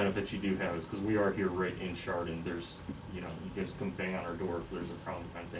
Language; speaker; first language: English; native; English